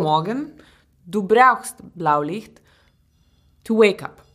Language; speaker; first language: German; non-native, learner; English